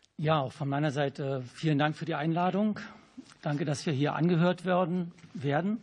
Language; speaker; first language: German; native; German